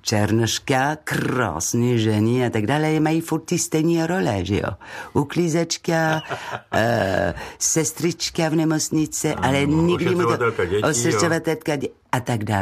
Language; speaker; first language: Czech; non-native, learner; French